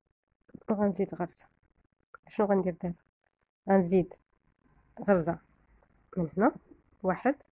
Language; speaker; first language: Arabic; native; Arabic